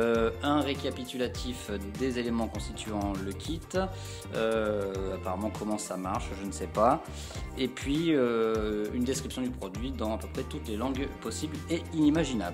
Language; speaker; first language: French; native; French